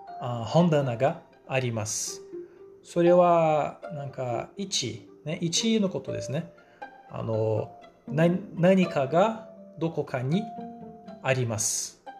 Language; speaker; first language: Japanese; non-native, fluent; Portuguese